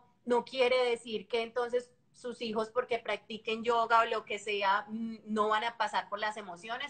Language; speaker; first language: Spanish; native; Spanish